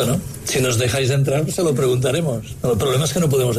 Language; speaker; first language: Spanish; native; Spanish